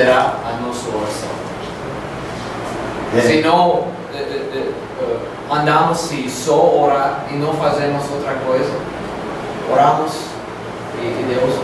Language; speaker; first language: Portuguese; non-native, learner; Spanish